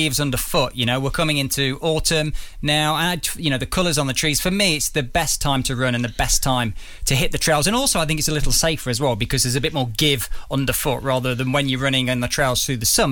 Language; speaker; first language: English; native; English